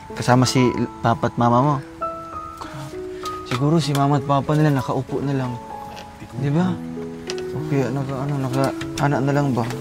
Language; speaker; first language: Filipino; non-native, local second language; Cebuano